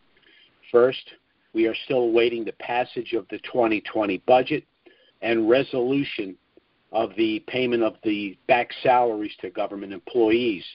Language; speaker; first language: English; native; English